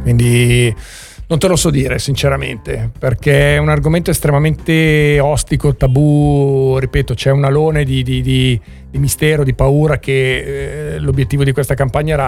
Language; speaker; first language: Italian; native; Italian